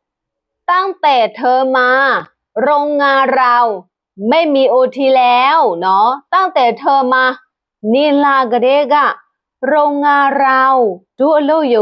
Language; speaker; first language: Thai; non-native, fluent; Burmese